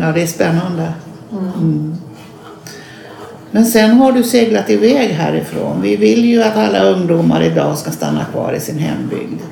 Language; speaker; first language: Swedish; native; Swedish